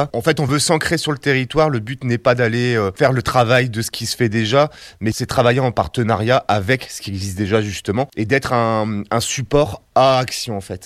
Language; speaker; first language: French; native; French